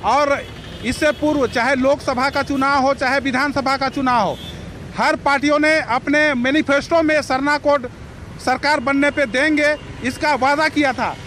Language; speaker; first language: Hindi; native; Hindi